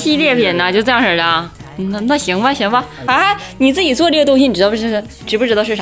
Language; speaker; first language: Chinese; native; Chinese